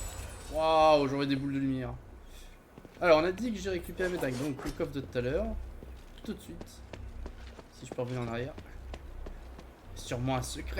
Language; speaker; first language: French; native; French